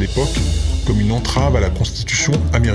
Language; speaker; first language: French; native; French